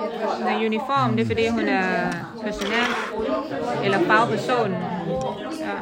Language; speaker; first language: Danish; non-native, learner; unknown